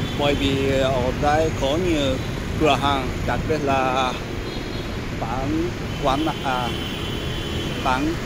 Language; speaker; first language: Vietnamese; non-native, learner; Japanese